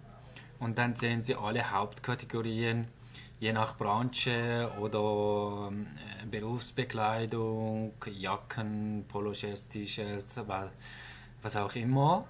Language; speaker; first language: German; non-native, fluent; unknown